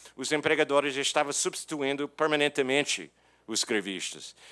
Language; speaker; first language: Portuguese; non-native, fluent; English